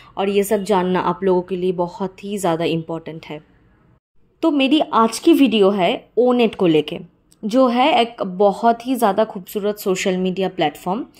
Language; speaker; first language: Hindi; non-native, local second language; Bangla